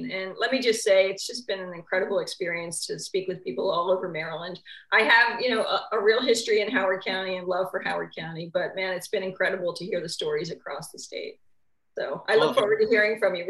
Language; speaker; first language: English; native; English